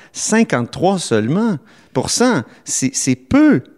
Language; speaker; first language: French; native; French